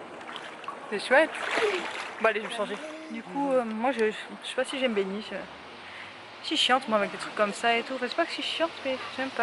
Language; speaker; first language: French; native; French